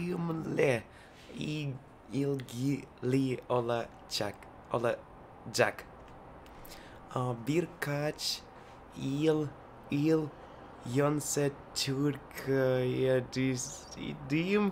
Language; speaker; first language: Turkish; non-native, learner; Russian